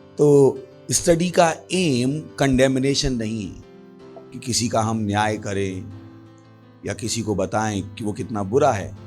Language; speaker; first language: Hindi; native; Hindi